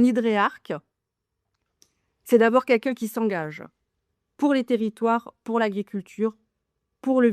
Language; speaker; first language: French; native; French